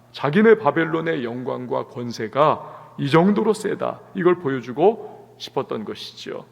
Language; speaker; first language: Korean; native; Korean